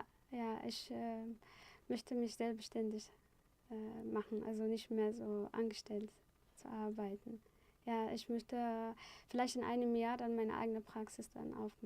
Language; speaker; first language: German; non-native, fluent; Arabic